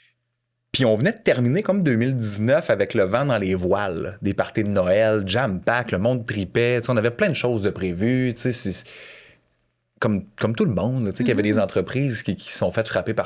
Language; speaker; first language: French; native; French